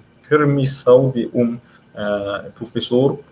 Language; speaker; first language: Portuguese; non-native, learner; Arabic